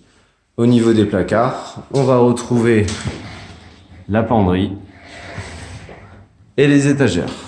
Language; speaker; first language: French; native; French